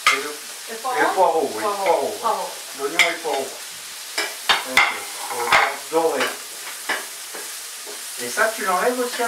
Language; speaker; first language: French; native; French